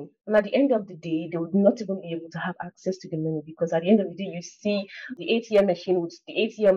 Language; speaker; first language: English; non-native, local second language; Igbo